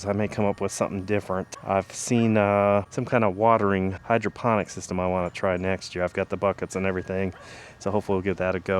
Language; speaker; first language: English; native; English